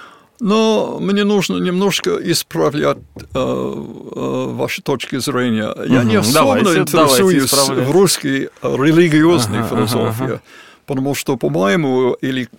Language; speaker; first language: Russian; non-native, fluent; English